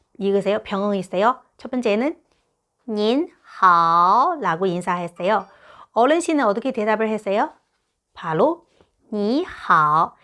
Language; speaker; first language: Korean; non-native, fluent; Chinese